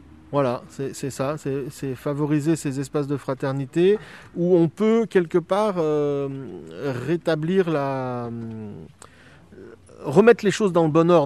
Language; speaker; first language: French; native; French